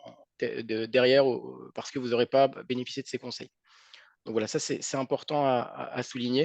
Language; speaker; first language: French; native; French